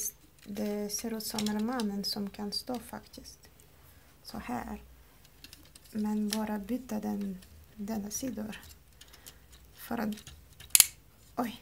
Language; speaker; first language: Swedish; non-native, learner; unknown